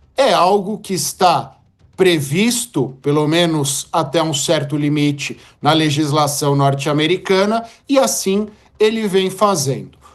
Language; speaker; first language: Portuguese; native; Portuguese